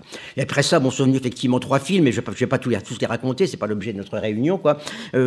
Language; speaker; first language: French; native; French